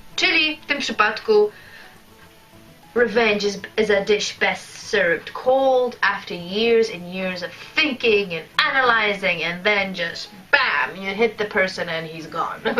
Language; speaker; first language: English; non-native, fluent; Polish